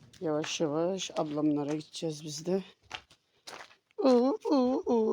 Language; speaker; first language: Turkish; native; Turkish